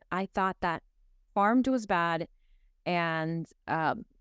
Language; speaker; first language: English; early bilingual, other home language; Spanish